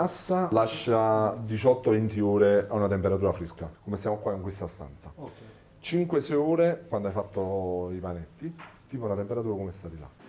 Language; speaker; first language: Italian; native; Italian